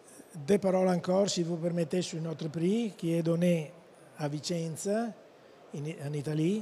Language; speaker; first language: French; non-native, fluent; Italian